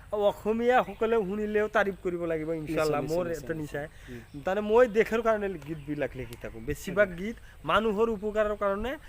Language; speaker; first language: Assamese; non-native, local second language; Bangla